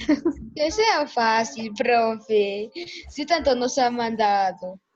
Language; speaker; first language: Spanish; native; Spanish